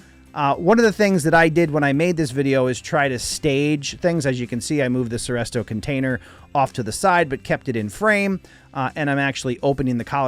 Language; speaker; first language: English; native; English